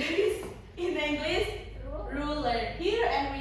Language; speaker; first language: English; non-native, learner; Indonesian